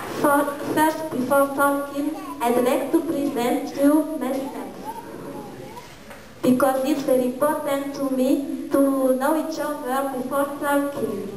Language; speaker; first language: English; non-native, learner; Malagasy